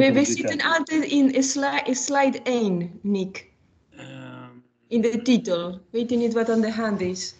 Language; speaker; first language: Dutch; non-native, fluent; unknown